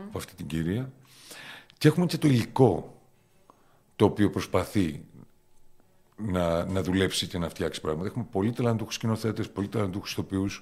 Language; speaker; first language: Greek; native; Greek